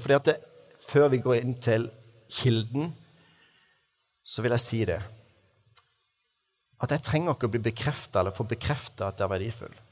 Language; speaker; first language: Norwegian; native; Norwegian